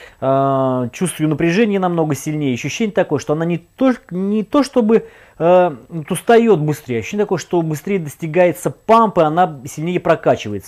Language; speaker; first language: Russian; native; Russian